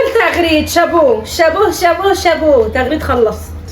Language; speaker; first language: Arabic; native; Arabic